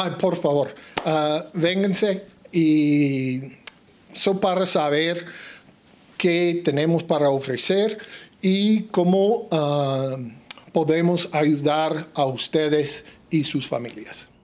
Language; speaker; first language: Spanish; non-native, learner; English